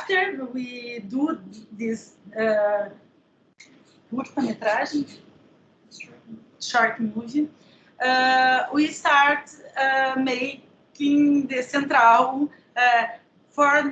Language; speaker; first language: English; non-native, learner; Portuguese